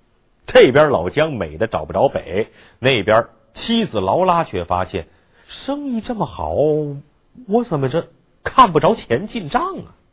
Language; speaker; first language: Chinese; native; Chinese